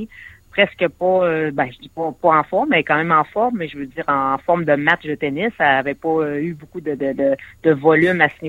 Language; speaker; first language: French; native; French